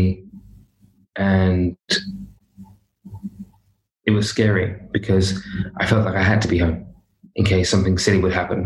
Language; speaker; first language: English; native; English